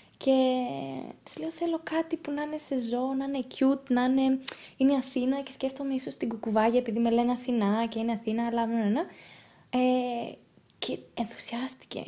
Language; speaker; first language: Greek; early bilingual, heritage; Greek